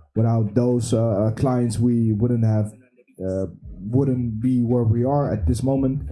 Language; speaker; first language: English; early bilingual, heritage; English